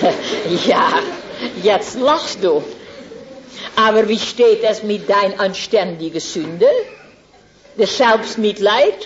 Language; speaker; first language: German; non-native, fluent; Dutch